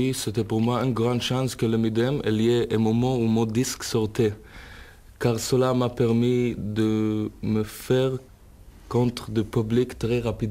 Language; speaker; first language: French; non-native, learner; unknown